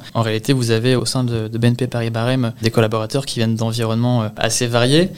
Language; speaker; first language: French; native; French